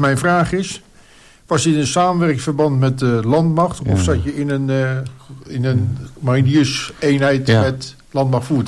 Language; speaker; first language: Dutch; native; Dutch